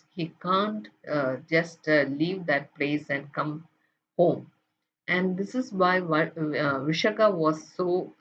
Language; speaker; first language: English; non-native, local second language; Malayalam